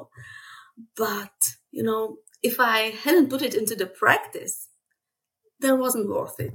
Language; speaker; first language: English; non-native, fluent; Czech